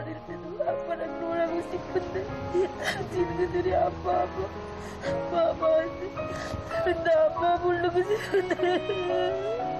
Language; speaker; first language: Korean; non-native, learner; Nepali